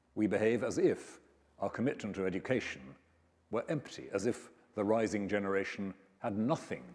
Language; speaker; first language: English; native; English